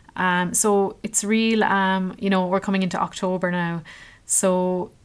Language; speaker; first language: English; native; English